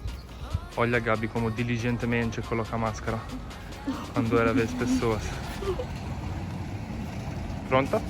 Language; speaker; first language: Portuguese; non-native, learner; Italian